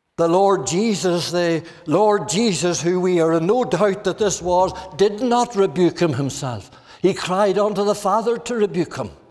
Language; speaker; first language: English; native; English